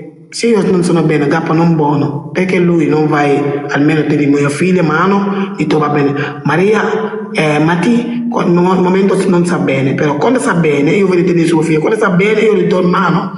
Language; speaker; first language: Italian; non-native, learner; Wolof